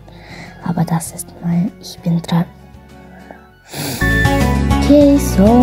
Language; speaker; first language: German; non-native, learner; Arabic